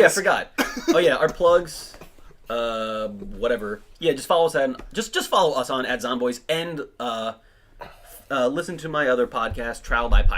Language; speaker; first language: English; native; English